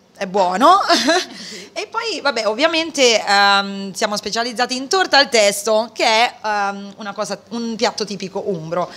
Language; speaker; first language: Italian; native; Italian